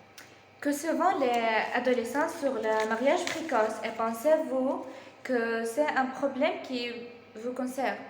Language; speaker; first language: French; non-native, learner; Arabic